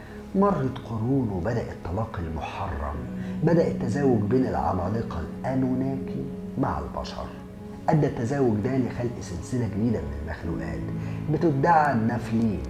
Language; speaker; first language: Arabic; native; Arabic